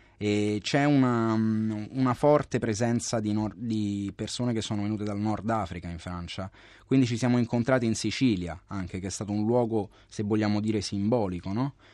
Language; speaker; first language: Italian; native; Italian